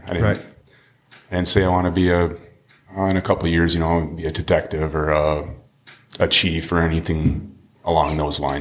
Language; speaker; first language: English; native; English